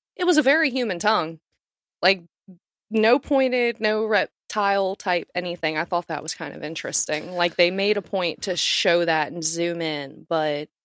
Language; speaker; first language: English; native; English